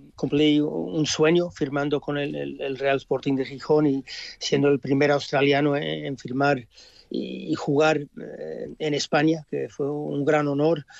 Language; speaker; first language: Spanish; early bilingual, heritage; English